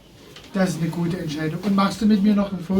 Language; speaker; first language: German; native; German